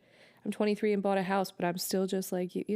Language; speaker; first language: English; native; English